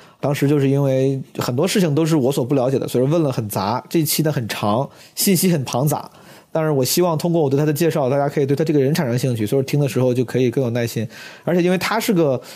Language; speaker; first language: Chinese; native; Chinese